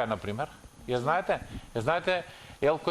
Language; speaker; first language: Macedonian; native; Macedonian